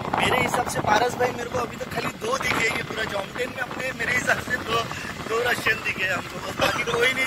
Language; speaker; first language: Hindi; native; Hindi